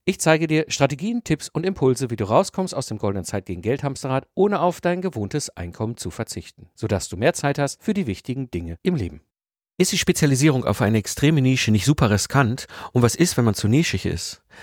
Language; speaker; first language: German; native; German